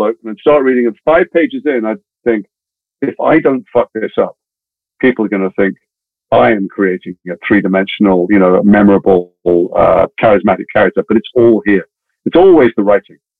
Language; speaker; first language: English; native; English